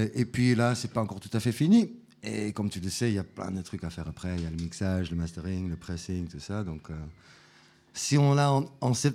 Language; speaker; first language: French; non-native, fluent; Dutch